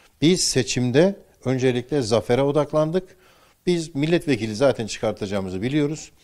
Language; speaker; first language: Turkish; native; Turkish